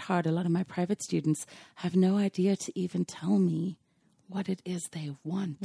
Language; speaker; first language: English; native; English